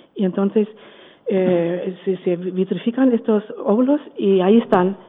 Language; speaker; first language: Spanish; non-native, fluent; German